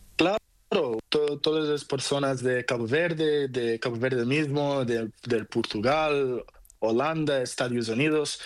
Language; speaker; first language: Spanish; non-native, learner; Portuguese